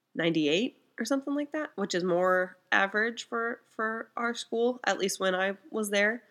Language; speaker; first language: English; native; English